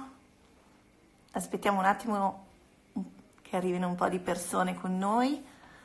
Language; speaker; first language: Italian; native; Italian